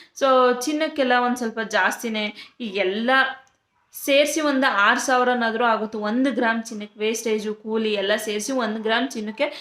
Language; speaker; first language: Kannada; native; Kannada